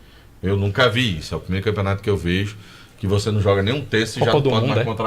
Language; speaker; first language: Portuguese; native; Portuguese